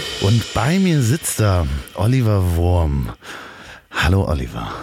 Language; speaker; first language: German; native; German